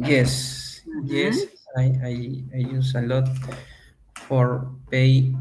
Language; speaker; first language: English; non-native, learner; Spanish